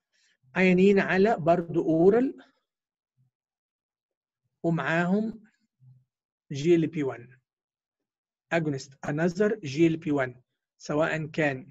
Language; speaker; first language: Arabic; native; Arabic